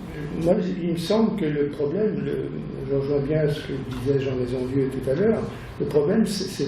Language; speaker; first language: French; native; French